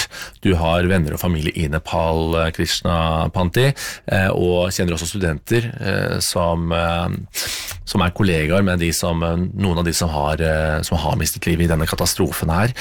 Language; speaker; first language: Norwegian; native; Norwegian